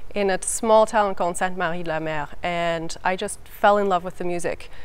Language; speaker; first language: English; native; English